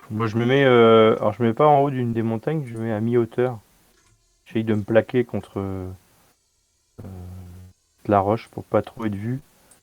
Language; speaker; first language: French; native; French